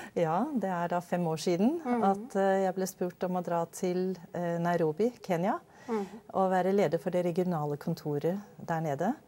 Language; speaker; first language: Norwegian; early bilingual, other home language; Danish